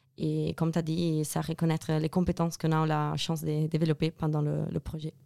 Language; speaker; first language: French; non-native, fluent; Italian